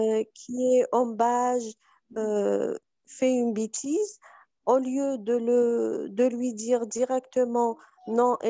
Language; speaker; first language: French; non-native, fluent; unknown